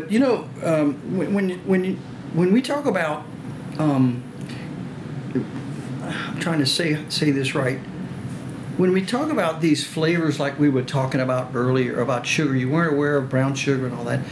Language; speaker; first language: English; early bilingual, other home language; French